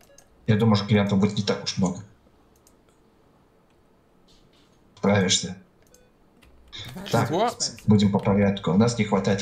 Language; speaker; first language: Russian; native; Russian